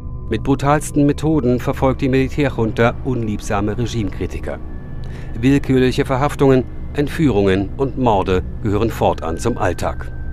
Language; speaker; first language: German; native; German